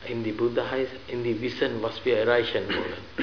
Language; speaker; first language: German; non-native, fluent; Sinhala